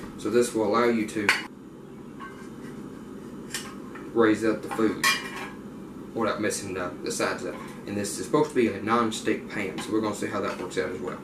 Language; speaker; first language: English; native; English